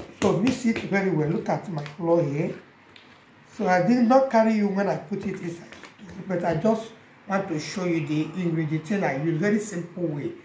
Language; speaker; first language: English; non-native, local second language; Igbo